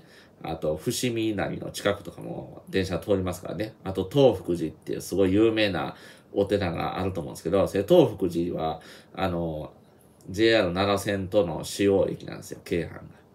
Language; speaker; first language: Japanese; native; Japanese